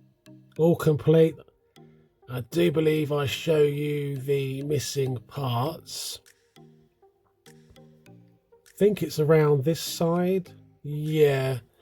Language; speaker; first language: English; native; English